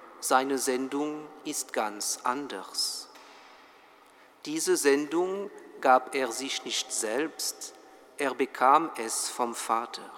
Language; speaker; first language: German; non-native, fluent; French